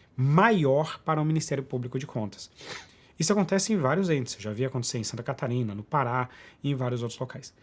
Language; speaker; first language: Portuguese; native; Portuguese